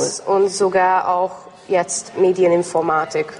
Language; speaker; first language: German; non-native, local second language; Hungarian